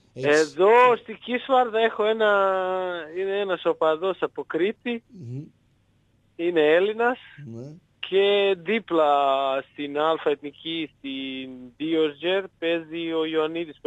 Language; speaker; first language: Greek; non-native, fluent; Serbian